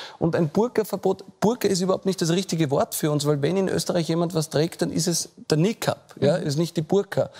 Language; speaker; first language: German; native; German